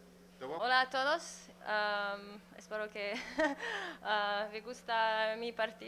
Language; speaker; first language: Spanish; non-native, fluent; French